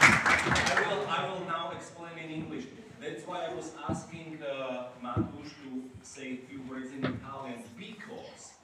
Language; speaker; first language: English; non-native, fluent; Slovak